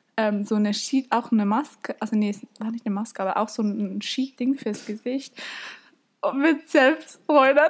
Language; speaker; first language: German; native; German